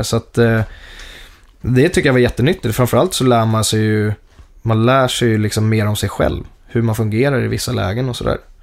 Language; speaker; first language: Swedish; native; Swedish